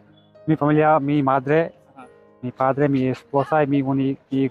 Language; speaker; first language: Spanish; non-native, learner; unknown